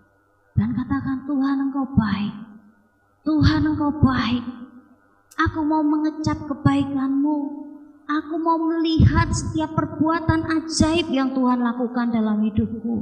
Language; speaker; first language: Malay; non-native, local second language; Javanese